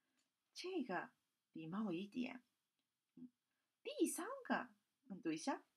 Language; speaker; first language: Chinese; non-native, fluent; Japanese